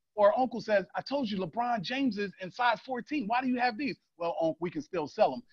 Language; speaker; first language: English; native; English